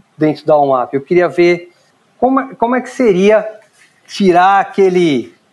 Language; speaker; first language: Portuguese; native; Portuguese